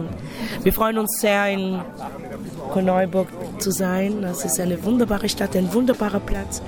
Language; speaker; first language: German; native; German